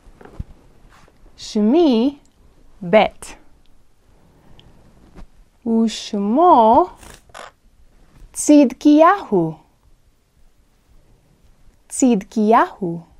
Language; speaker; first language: Hebrew; non-native, fluent; English